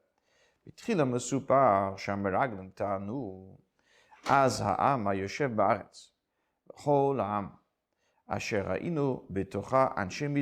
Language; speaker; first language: Hebrew; non-native, fluent; French